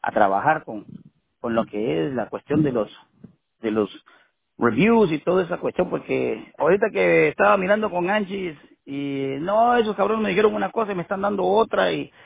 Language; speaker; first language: Spanish; native; Spanish